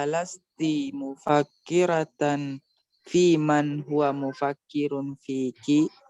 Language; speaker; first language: Arabic; non-native, learner; Indonesian